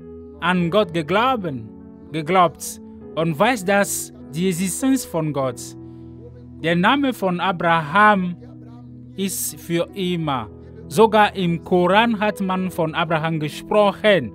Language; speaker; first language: German; non-native, fluent; Ewe